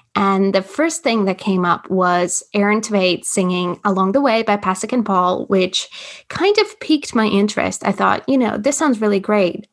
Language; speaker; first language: English; non-native, fluent; Latvian